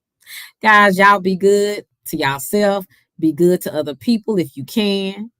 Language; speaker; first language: English; native; English